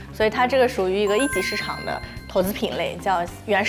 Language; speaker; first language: Chinese; native; Chinese